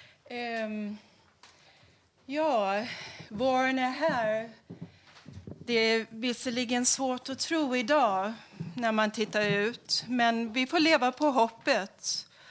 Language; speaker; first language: Swedish; native; Swedish